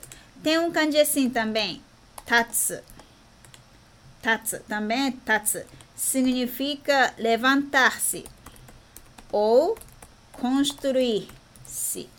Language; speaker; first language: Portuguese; non-native, fluent; Japanese